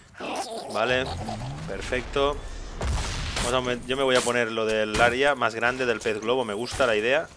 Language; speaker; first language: Spanish; native; Spanish